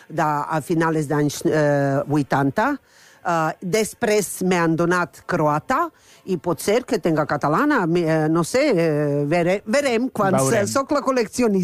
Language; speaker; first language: Catalan; non-native, fluent; Croatian